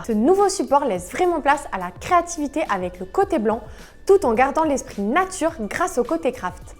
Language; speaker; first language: French; native; French